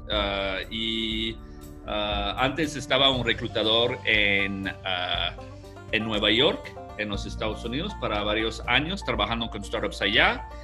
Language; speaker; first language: Spanish; non-native, fluent; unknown